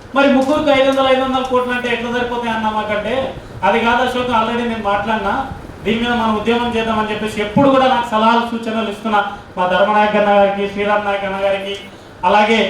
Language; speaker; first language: Telugu; non-native, local second language; Lambadi